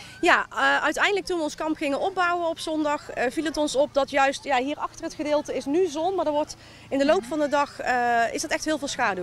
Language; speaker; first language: Dutch; native; Dutch